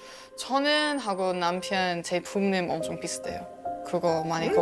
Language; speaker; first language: Korean; non-native, learner; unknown